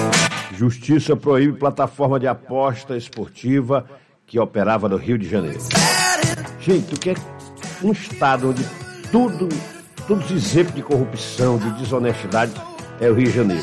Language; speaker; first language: Portuguese; native; Portuguese